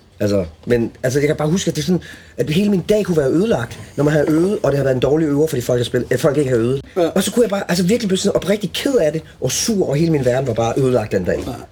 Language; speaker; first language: Danish; early bilingual, other home language; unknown